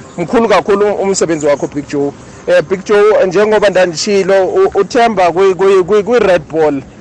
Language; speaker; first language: Zulu; non-native, local second language; South Ndebele